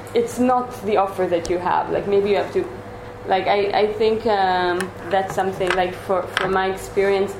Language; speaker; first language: English; non-native, fluent; Hebrew